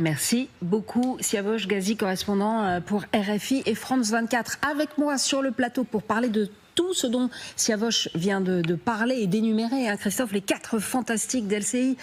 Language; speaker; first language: French; native; French